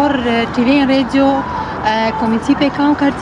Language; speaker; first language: Hindi; non-native, learner; Tajik